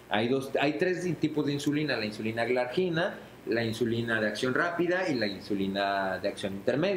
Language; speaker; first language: Spanish; native; Spanish